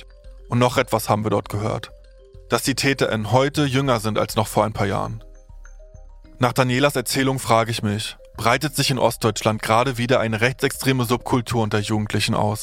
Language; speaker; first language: German; native; German